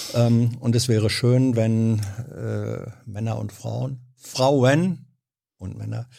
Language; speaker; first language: German; native; German